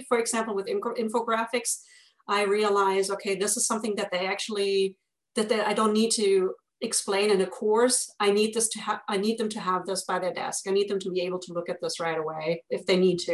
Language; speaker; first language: English; non-native, fluent; German